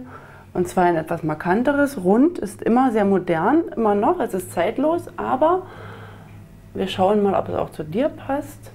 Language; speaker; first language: German; native; German